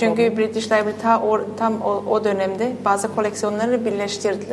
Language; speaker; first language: Turkish; non-native, fluent; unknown